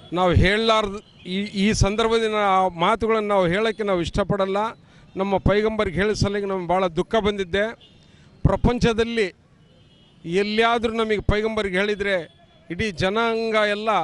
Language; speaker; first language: Kannada; non-native, local second language; Urdu